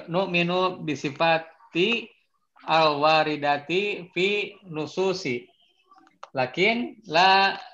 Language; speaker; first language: Arabic; non-native, learner; Indonesian